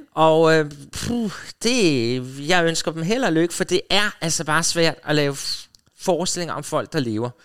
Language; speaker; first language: Danish; native; Danish